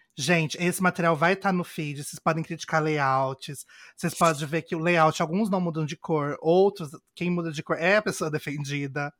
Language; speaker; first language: Portuguese; native; Portuguese